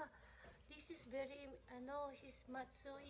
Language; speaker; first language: English; non-native, learner; Japanese